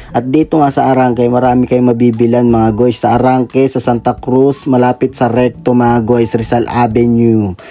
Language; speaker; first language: Filipino; native; Filipino